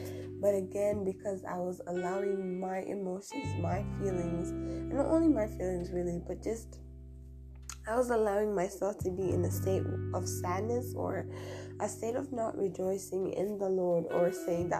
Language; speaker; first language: English; non-native, local second language; Swahili